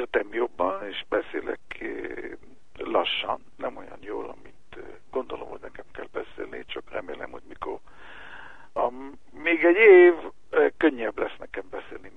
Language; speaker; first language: Hungarian; early bilingual, heritage; Hebrew